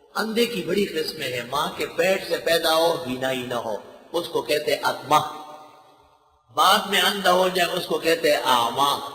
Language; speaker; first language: Urdu; non-native, local second language; Pashto